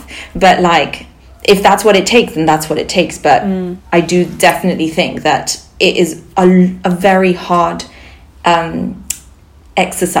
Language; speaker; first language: English; non-native, fluent; Sindhi